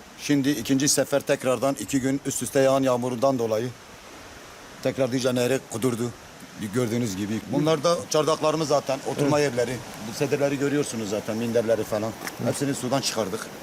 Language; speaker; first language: Turkish; native; Turkish